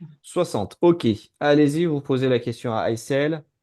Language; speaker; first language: French; non-native, fluent; Azerbaijani